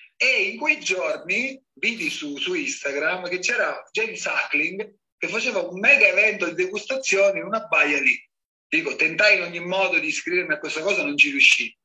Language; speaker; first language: Italian; native; Italian